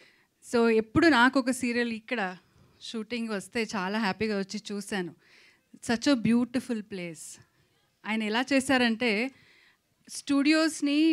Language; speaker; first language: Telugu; non-native, local second language; Kannada